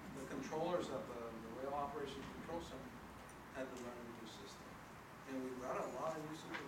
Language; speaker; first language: English; native; English